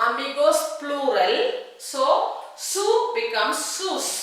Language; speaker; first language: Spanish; non-native, fluent; Tamil